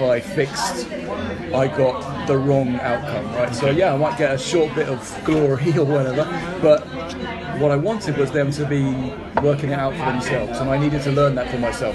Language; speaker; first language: English; native; English